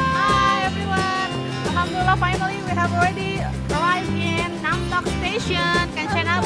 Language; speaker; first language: English; non-native, local second language; Indonesian